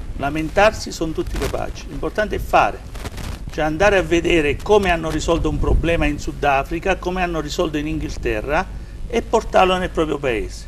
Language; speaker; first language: Italian; native; Italian